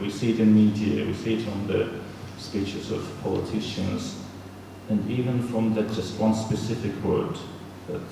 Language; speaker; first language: English; non-native, fluent; Kazakh